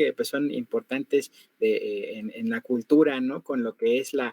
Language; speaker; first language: Spanish; native; Spanish